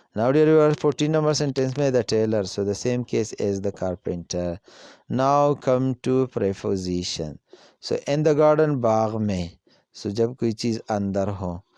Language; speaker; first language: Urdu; non-native, local second language; Pashto